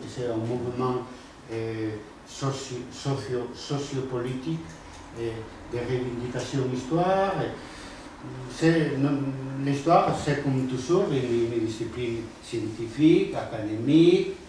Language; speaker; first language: French; non-native, fluent; Spanish